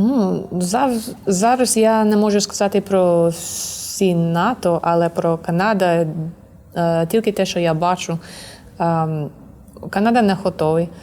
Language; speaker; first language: Ukrainian; non-native, learner; English